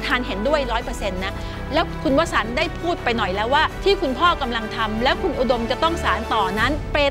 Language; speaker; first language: Thai; native; Thai